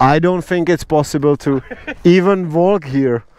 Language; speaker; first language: English; non-native, learner; Czech